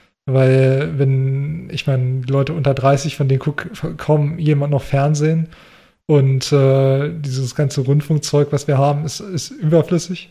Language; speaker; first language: German; native; German